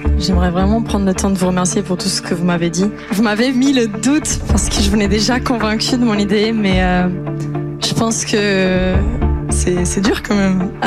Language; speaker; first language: French; non-native, fluent; Portuguese